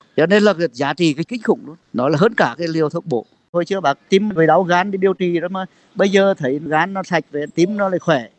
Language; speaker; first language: Vietnamese; native; Vietnamese